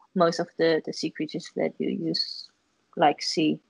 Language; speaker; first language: English; non-native, fluent; Dutch